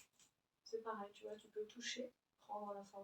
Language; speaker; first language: French; native; French